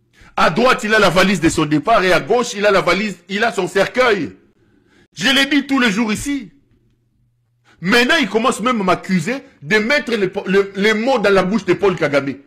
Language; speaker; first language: French; non-native, local second language; Lingala